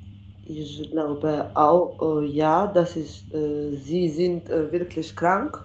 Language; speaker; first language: German; non-native, learner; Macedonian